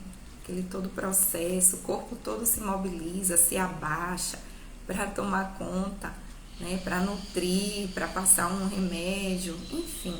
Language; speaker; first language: Portuguese; native; Portuguese